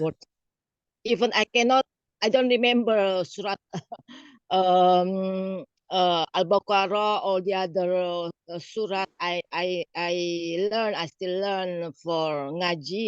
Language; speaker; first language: English; non-native, learner; Indonesian